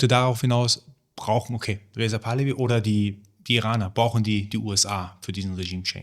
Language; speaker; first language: German; early bilingual, other home language; Persian